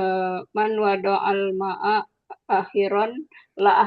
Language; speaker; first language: Arabic; non-native, learner; Indonesian